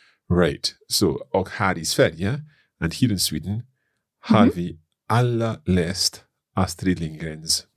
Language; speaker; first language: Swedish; non-native, learner; English